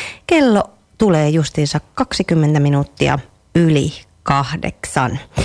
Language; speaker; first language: Finnish; native; Finnish